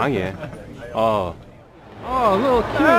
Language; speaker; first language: Chinese; non-native, learner; English